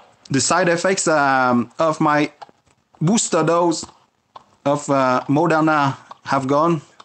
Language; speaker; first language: English; non-native, fluent; French